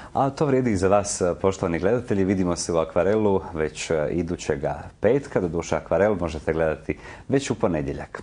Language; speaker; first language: Croatian; native; Croatian